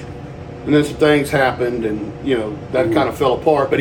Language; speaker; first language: English; native; English